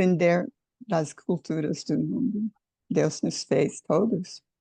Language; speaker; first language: Portuguese; non-native, fluent; English